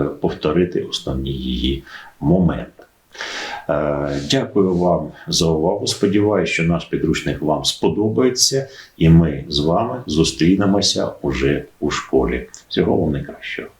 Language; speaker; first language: Ukrainian; native; Ukrainian